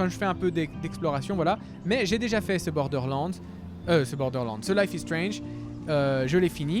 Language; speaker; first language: French; native; French